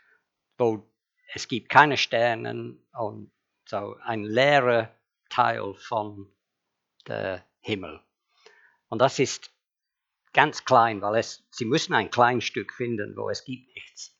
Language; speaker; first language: German; non-native, fluent; English